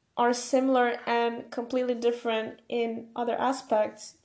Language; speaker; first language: English; non-native, fluent; Portuguese